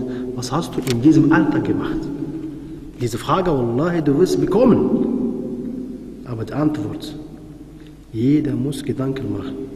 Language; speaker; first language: German; non-native, fluent; Arabic